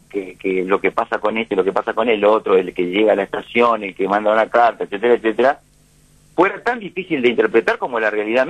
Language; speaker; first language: Spanish; native; Spanish